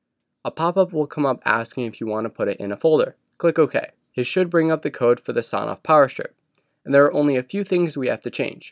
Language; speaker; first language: English; native; English